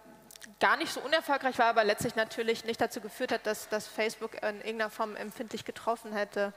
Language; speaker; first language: German; native; German